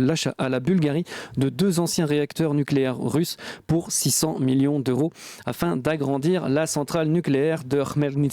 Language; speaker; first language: French; native; French